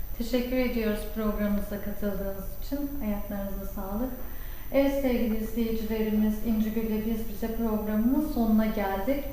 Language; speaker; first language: Turkish; native; Turkish